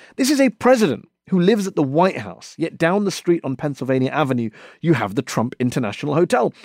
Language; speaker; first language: English; native; English